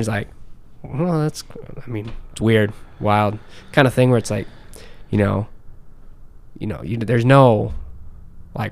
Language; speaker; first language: English; native; English